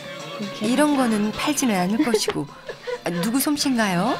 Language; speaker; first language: Korean; native; Korean